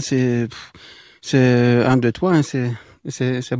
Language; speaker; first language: French; non-native, local second language; Dutch